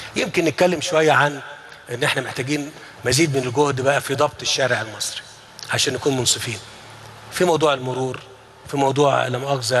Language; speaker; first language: Arabic; native; Arabic